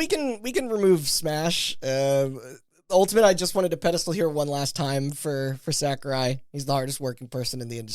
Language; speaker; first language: English; native; English